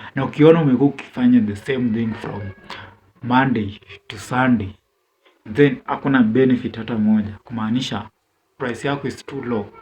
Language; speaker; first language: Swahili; native; Swahili